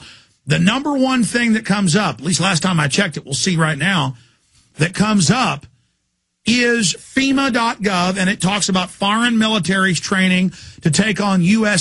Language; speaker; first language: English; native; English